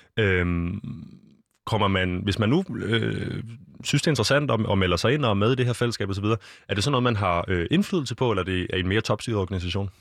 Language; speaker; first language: Danish; native; Danish